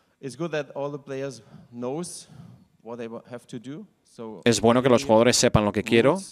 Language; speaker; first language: Spanish; non-native, learner; German